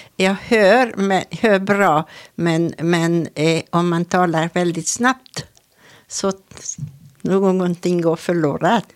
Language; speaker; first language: Swedish; non-native, fluent; Hungarian